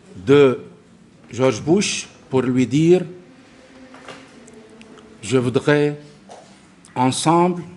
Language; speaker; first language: French; non-native, local second language; Arabic